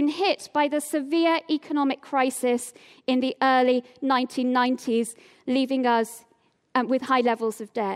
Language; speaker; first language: English; native; English